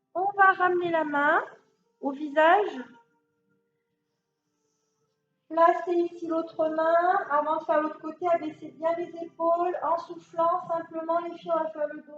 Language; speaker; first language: French; native; French